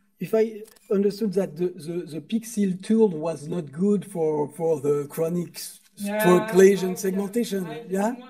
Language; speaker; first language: English; non-native, fluent; French